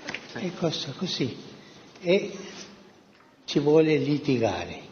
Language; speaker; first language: Italian; early bilingual, heritage; Spanish